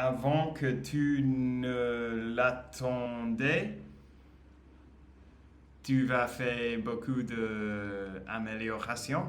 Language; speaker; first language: French; non-native, learner; English